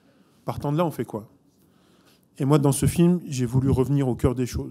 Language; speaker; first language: French; native; French